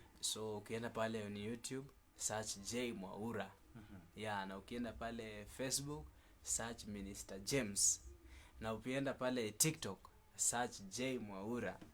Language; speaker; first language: Swahili; non-native, local second language; Kikuyu